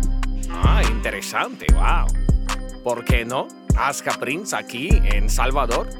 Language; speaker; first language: Spanish; non-native, learner; Russian